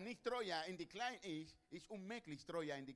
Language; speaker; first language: German; non-native, learner; Spanish